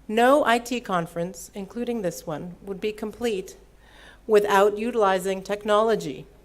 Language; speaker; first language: English; non-native, fluent; Latvian